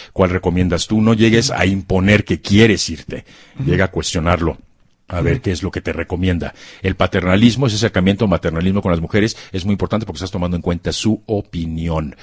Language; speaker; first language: Spanish; native; Spanish